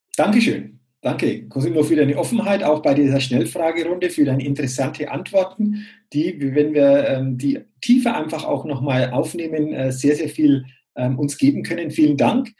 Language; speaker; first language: German; native; German